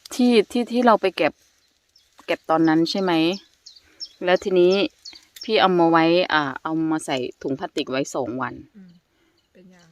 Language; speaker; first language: Thai; native; Thai